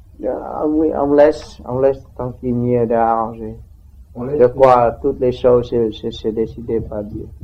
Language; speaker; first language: French; non-native, learner; Vietnamese